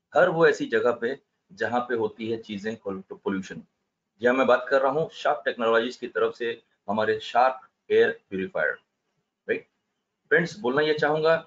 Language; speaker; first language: Hindi; native; Hindi